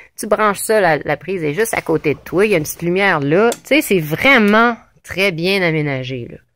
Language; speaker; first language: French; native; French